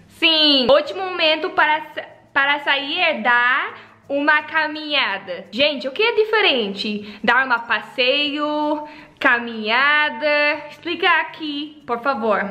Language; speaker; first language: Portuguese; non-native, learner; Dutch